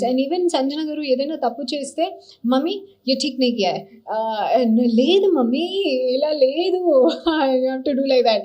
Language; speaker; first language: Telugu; non-native, learner; Hindi